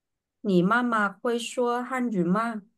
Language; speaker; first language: Chinese; non-native, learner; Vietnamese